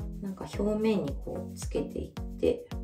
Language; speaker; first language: Japanese; native; Japanese